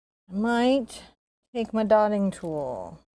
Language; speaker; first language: English; native; English